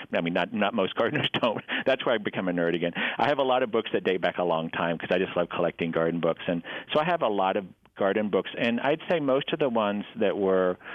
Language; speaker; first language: English; native; English